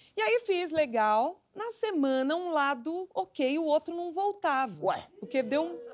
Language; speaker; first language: Portuguese; native; Portuguese